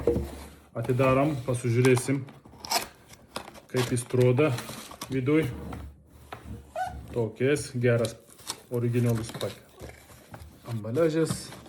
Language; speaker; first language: Lithuanian; non-native, learner; Turkish